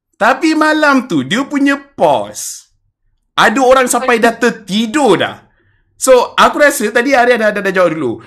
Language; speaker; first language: Malay; native; Malay